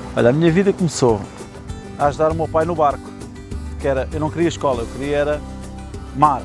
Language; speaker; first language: Portuguese; native; Portuguese